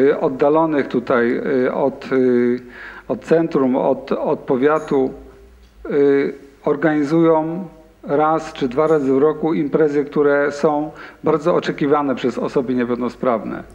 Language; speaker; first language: Polish; native; Polish